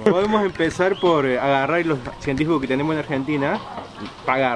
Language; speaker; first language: Spanish; native; Spanish